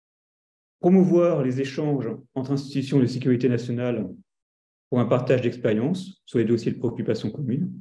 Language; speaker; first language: French; native; French